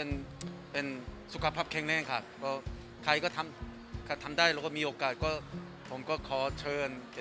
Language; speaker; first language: Thai; non-native, learner; Korean